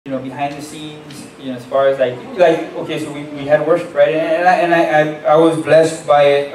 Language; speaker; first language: English; native; English